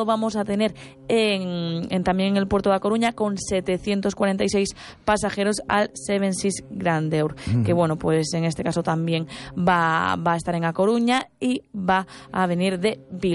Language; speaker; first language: Spanish; native; Spanish